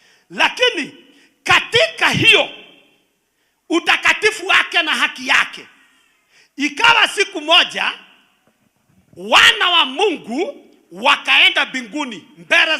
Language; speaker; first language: Swahili; non-native, local second language; Kikuyu